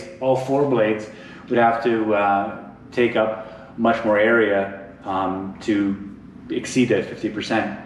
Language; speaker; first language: English; native; English